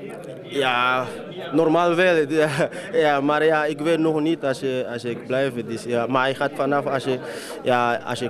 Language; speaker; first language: Dutch; non-native, learner; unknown